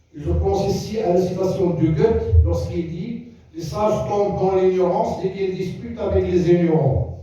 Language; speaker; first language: French; non-native, local second language; Arabic